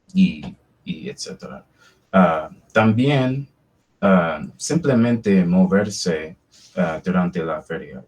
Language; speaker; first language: Spanish; non-native, fluent; English